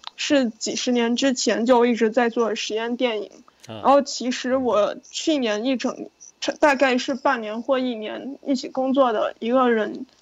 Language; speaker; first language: Chinese; native; Chinese